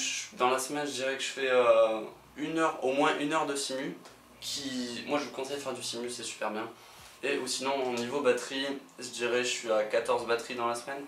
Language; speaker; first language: French; native; French